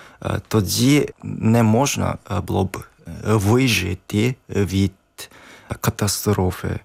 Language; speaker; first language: Ukrainian; non-native, learner; Japanese